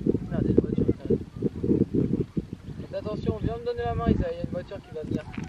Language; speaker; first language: French; native; French